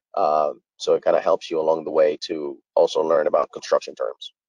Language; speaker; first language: English; early bilingual, other home language; Spanish